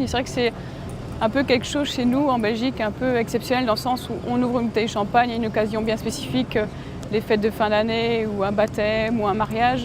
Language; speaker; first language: French; native; French